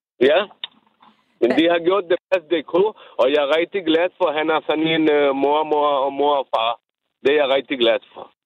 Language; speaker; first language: Danish; non-native, learner; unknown